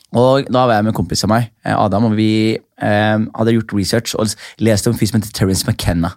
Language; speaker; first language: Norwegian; early bilingual, other home language; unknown